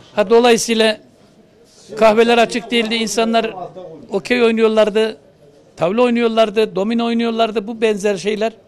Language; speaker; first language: Turkish; native; Turkish